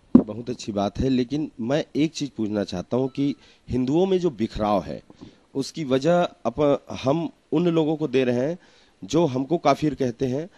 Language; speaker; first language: Hindi; native; Hindi